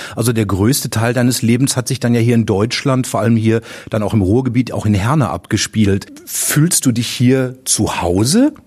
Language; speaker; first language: German; native; German